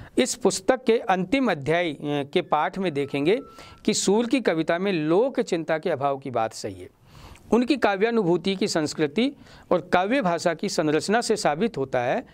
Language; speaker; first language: Hindi; native; Hindi